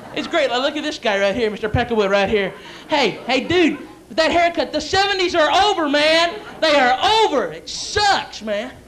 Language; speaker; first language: English; native; English